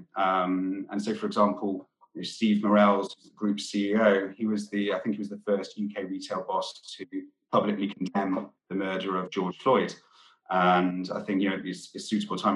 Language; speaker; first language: English; native; English